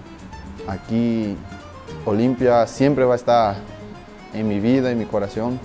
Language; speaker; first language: Spanish; non-native, learner; Portuguese